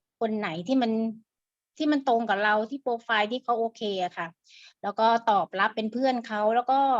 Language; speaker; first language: Thai; native; Thai